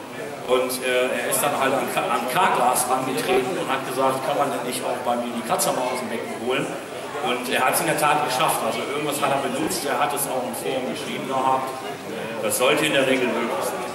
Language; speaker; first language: German; native; German